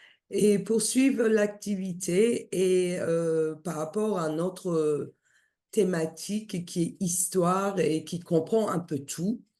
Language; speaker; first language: French; non-native, fluent; Turkish